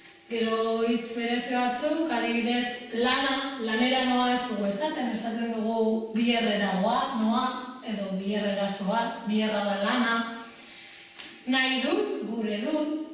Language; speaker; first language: Basque; non-native, local second language; Spanish